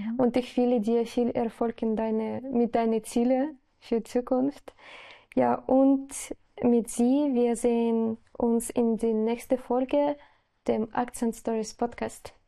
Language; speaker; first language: German; non-native, learner; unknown